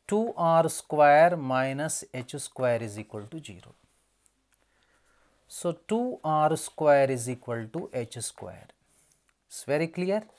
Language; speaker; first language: English; non-native, local second language; Telugu